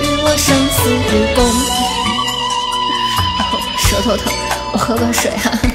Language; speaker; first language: Chinese; native; Chinese